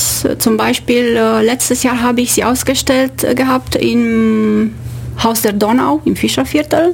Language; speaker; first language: German; non-native, fluent; Romanian